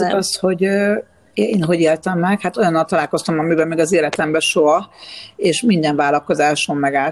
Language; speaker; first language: Hungarian; native; Hungarian